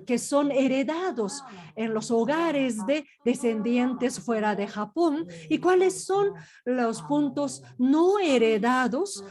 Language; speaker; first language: Spanish; non-native, fluent; Japanese